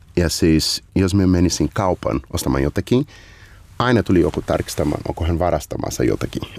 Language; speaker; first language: Finnish; non-native, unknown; Portuguese